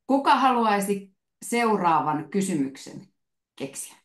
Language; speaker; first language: Finnish; native; Finnish